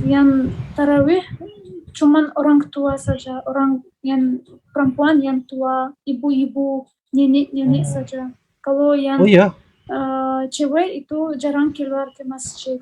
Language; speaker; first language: Indonesian; non-native, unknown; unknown